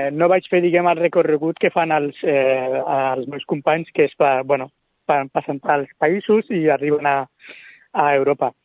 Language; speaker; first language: Catalan; early bilingual, other home language; Spanish